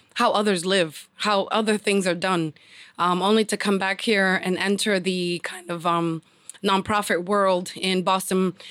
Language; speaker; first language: English; early bilingual, other home language; Spanish